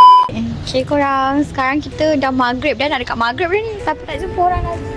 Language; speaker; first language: Malay; native; Malay